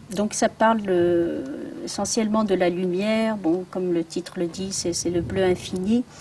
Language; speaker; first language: French; early bilingual, other home language; Arabic